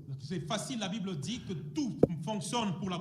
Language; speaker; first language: French; non-native, fluent; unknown